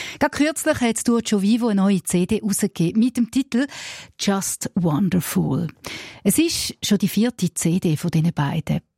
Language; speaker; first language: German; native; German